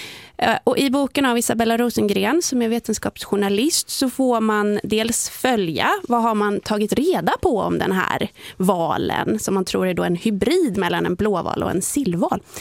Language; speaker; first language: Swedish; native; Swedish